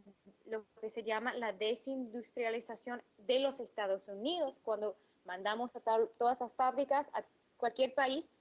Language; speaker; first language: Spanish; non-native, fluent; English